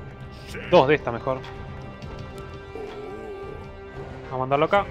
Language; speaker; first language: Spanish; native; Spanish